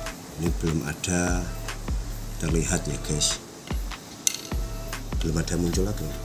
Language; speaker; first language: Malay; non-native, local second language; Javanese